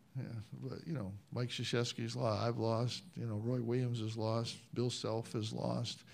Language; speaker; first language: English; native; English